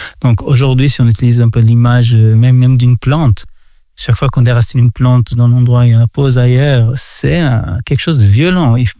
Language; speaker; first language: French; non-native, fluent; Portuguese